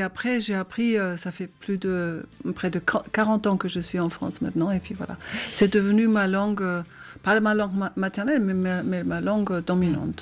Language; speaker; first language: French; non-native, fluent; German